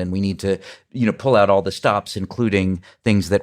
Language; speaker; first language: English; native; English